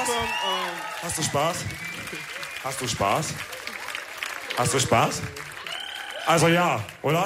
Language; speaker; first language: German; early bilingual, other home language; Wolof